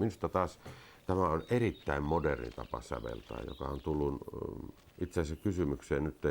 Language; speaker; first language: Finnish; native; Finnish